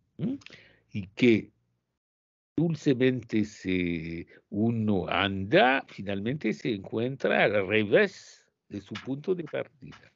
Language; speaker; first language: Spanish; non-native, fluent; French